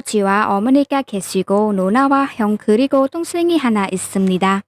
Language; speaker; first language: Korean; non-native, fluent; Khmer